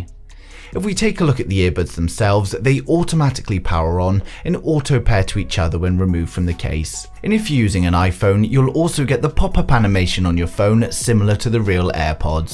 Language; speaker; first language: English; native; English